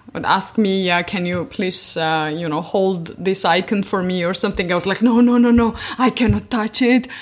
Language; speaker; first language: English; non-native, fluent; Georgian